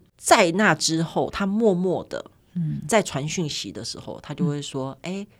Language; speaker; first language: Chinese; native; Chinese